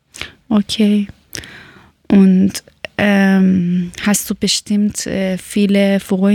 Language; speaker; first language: German; early bilingual, other home language; Persian